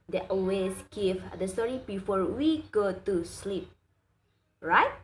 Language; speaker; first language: English; non-native, learner; Indonesian